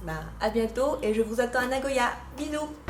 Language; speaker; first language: French; non-native, fluent; Japanese